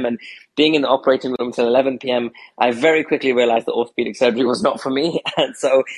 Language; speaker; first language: English; native; English